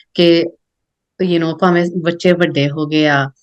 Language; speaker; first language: Punjabi; early bilingual, other home language; English